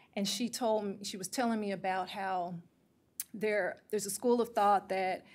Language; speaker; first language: English; native; English